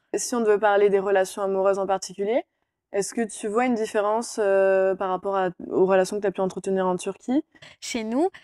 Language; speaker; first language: French; non-native, fluent; Turkish